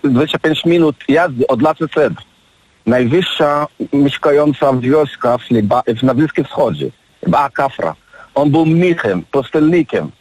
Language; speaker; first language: Polish; non-native, learner; Arabic